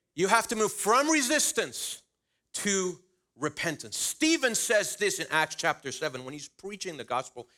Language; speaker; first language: English; early bilingual, other home language; Spanish